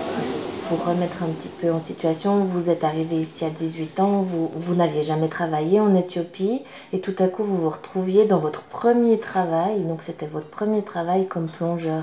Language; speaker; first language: French; native; French